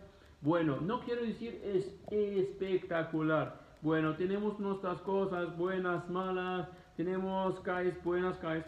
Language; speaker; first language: Spanish; non-native, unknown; Arabic